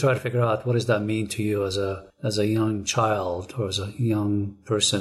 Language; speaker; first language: English; non-native, fluent; Arabic